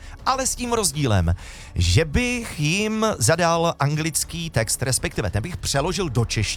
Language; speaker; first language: Czech; native; Czech